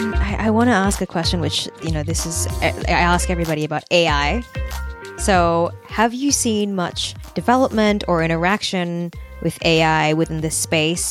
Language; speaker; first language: English; native; English